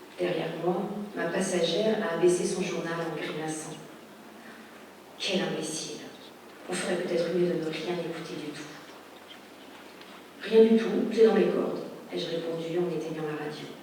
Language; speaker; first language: French; native; French